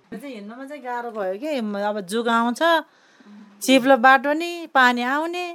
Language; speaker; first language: Nepali; non-native, local second language; Eastern Tamang